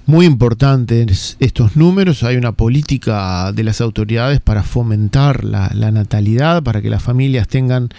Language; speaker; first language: Spanish; native; Spanish